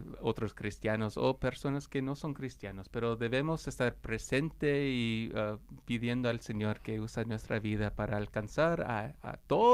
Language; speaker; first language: Spanish; non-native, fluent; English